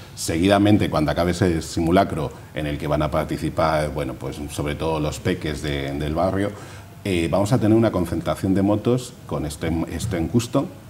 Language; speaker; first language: Spanish; native; Spanish